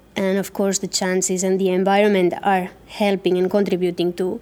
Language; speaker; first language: English; non-native, fluent; Catalan